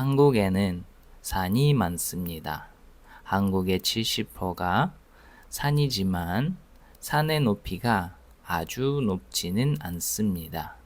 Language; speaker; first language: Korean; non-native, fluent; Russian